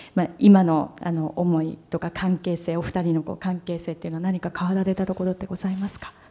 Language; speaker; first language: Japanese; native; Japanese